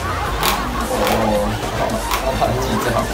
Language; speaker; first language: Chinese; native; Chinese